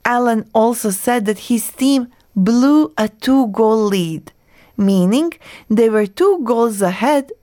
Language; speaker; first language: English; non-native, fluent; Croatian